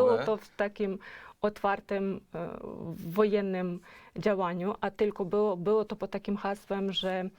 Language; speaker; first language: Polish; non-native, fluent; Ukrainian